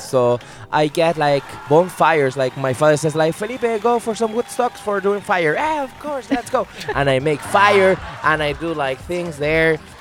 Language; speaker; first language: English; non-native, fluent; Spanish